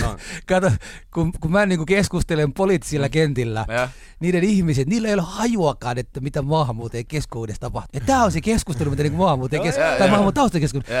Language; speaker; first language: Finnish; early bilingual, other home language; Somali